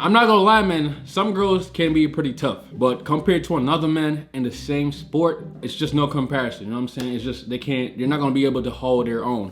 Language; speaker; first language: English; native; English